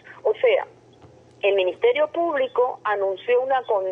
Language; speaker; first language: Spanish; native; Spanish